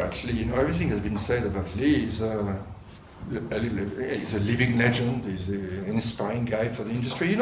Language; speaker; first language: English; non-native, fluent; French